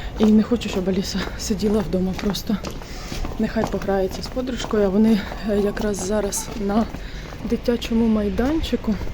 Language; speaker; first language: Ukrainian; non-native, local second language; Russian